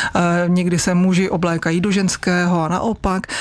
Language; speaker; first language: Czech; native; Czech